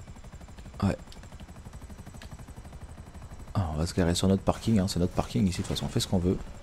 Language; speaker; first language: French; native; French